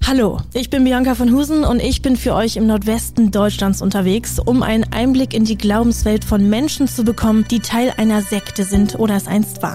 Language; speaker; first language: German; native; German